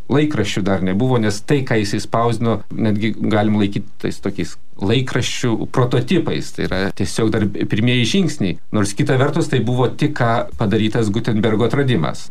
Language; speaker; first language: Lithuanian; native; Lithuanian